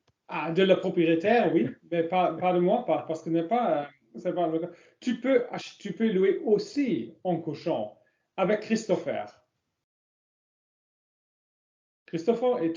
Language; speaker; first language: French; non-native, learner; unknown